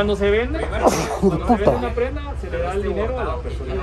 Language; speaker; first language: Spanish; native; Spanish